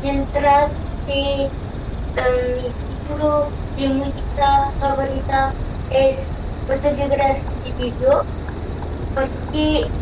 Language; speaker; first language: Spanish; non-native, learner; French